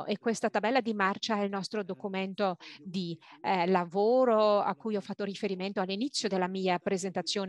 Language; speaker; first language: Italian; native; Italian